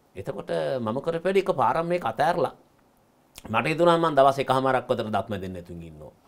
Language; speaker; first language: Sinhala; native; Sinhala